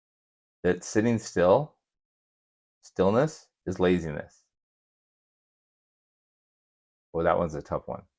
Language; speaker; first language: English; native; English